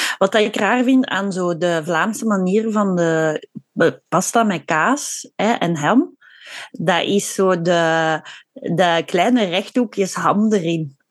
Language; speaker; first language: Dutch; native; Dutch